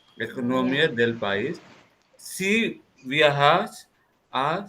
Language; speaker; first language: Spanish; non-native, learner; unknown